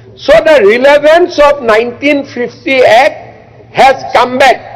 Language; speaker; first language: English; non-native, local second language; Assamese